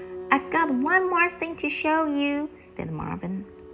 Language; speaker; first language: English; non-native, fluent; Chinese